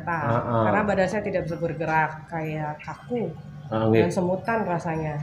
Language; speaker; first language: Indonesian; native; Indonesian